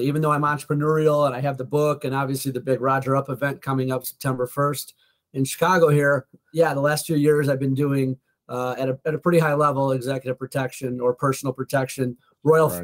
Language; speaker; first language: English; native; English